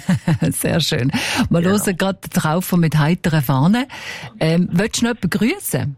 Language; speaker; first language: German; native; German